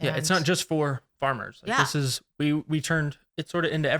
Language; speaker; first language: English; native; English